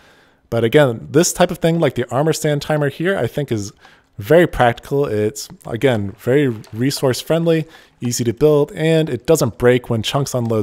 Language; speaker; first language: English; native; English